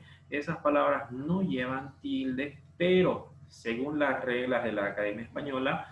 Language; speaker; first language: Spanish; native; Spanish